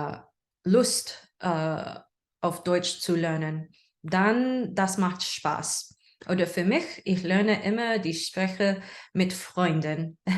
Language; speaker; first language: German; non-native, learner; English